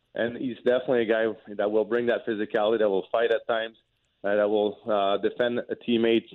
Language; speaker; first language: English; non-native, fluent; French